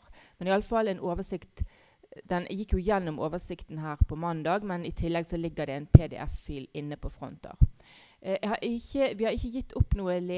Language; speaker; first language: Norwegian; native; Norwegian